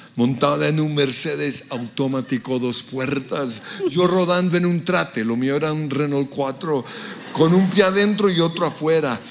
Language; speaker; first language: Spanish; early bilingual, other home language; English